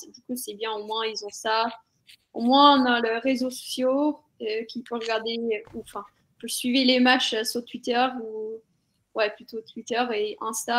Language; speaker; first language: French; non-native, fluent; English